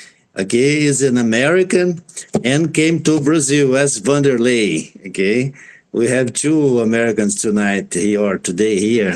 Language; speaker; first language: English; non-native, fluent; Portuguese